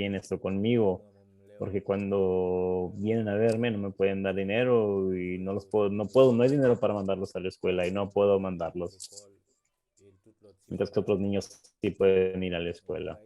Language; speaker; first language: Spanish; non-native, fluent; English